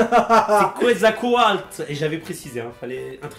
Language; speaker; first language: French; native; French